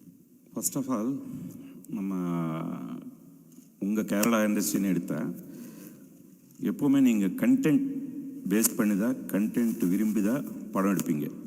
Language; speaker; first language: Tamil; non-native, fluent; Telugu